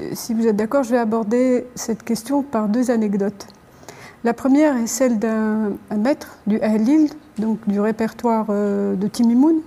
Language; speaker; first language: French; non-native, local second language; Arabic